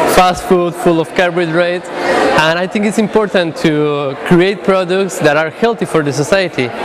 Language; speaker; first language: English; non-native, fluent; Spanish